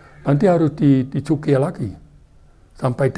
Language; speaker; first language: Indonesian; non-native, fluent; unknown